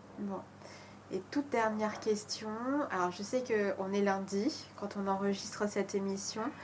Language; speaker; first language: French; native; French